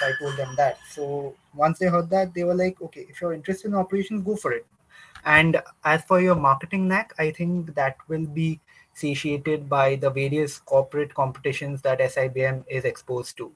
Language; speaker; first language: English; non-native, local second language; Bangla